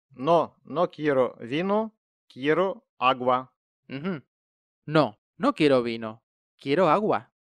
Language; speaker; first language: Spanish; non-native, fluent; Russian